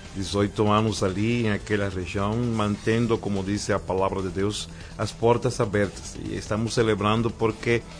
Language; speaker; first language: Portuguese; non-native, fluent; Spanish